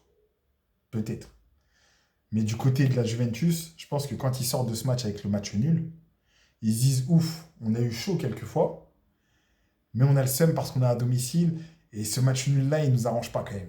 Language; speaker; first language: French; native; French